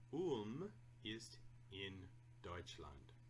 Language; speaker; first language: German; non-native, fluent; English